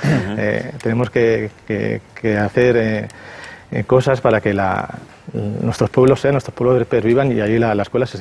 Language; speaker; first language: Spanish; native; Spanish